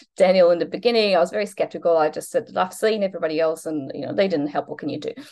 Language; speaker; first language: English; non-native, fluent; Polish